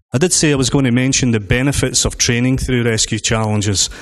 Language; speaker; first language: English; native; English